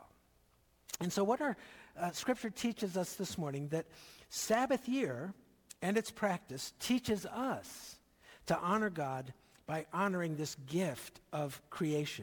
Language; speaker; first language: English; native; English